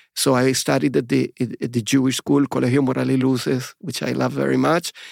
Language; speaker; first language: English; non-native, fluent; Spanish